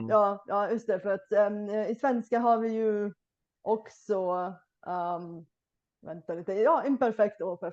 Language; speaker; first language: Swedish; non-native, fluent; Bulgarian